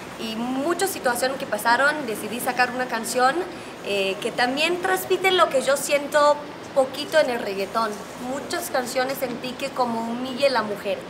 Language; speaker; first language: Spanish; non-native, fluent; Hebrew